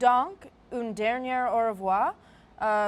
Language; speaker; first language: French; non-native, local second language; English